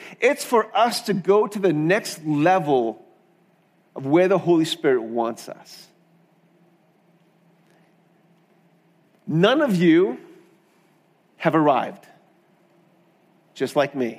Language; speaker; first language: English; native; English